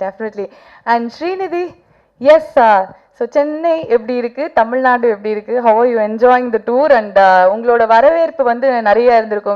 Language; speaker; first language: Tamil; native; Tamil